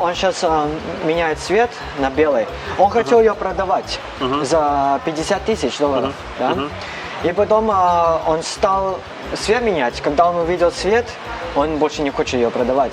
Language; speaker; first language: Russian; non-native, learner; Cantonese